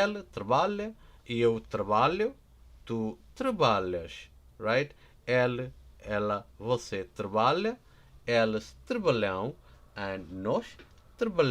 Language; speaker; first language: Portuguese; non-native, learner; Nepali